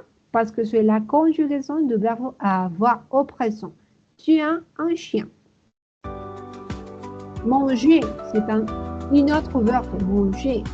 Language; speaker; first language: French; non-native, fluent; Spanish